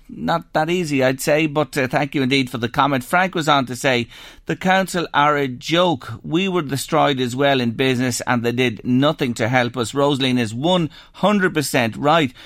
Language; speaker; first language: English; native; English